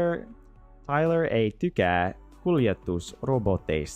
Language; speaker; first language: Finnish; non-native, learner; English